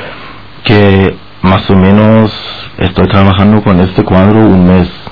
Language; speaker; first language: Spanish; non-native, fluent; German